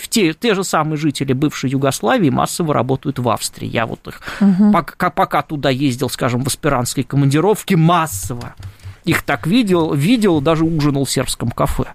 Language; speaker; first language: Russian; native; Russian